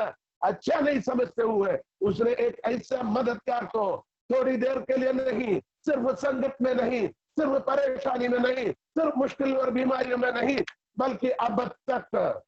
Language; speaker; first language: Hindi; non-native, local second language; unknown